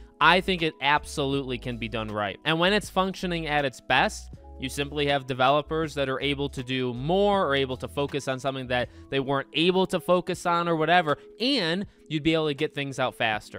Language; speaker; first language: English; native; English